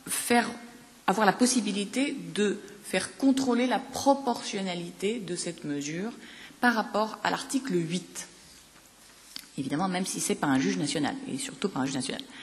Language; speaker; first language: French; native; French